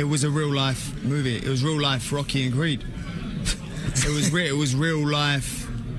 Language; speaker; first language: English; early bilingual, other home language; Spanish